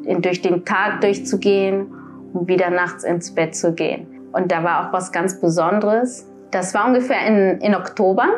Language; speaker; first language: German; early bilingual, other home language; Spanish